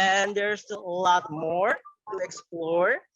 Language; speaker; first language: English; non-native, fluent; Indonesian